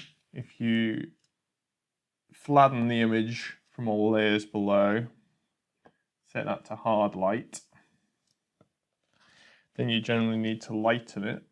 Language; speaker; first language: English; native; English